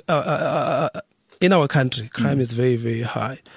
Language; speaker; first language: English; non-native, local second language; Zulu